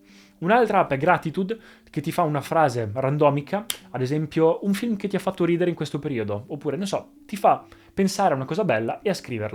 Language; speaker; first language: Italian; native; Italian